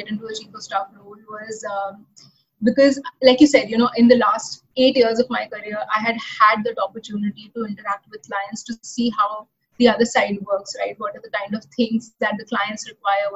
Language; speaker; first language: English; non-native, local second language; Hindi